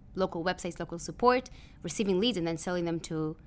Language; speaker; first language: English; early bilingual, other home language; Hebrew